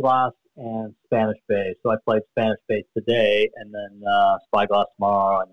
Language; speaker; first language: English; native; English